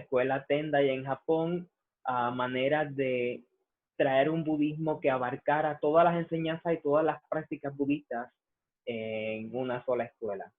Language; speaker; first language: Spanish; native; Spanish